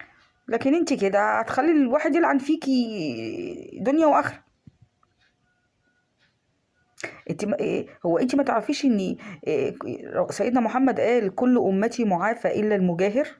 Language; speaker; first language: Arabic; native; Arabic